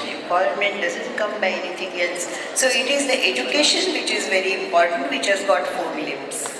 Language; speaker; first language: English; non-native, local second language; Marathi